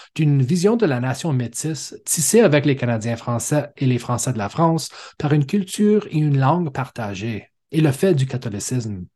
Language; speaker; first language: French; native; French